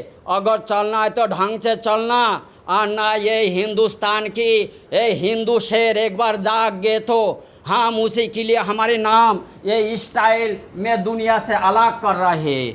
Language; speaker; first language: Hindi; non-native, local second language; Bangla